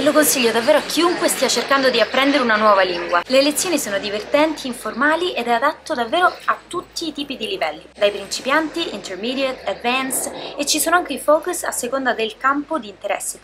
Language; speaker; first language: Italian; native; Italian